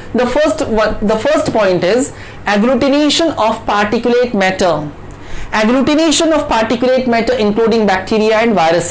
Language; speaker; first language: English; non-native, local second language; Hindi